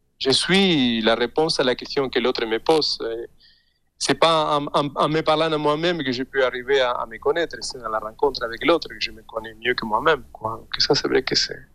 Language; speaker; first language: French; non-native, fluent; Spanish